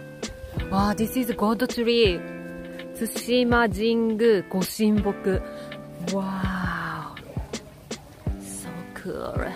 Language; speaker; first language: English; non-native, learner; Japanese